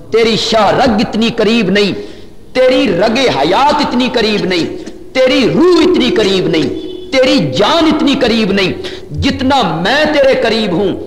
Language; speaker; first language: Urdu; non-native, local second language; Punjabi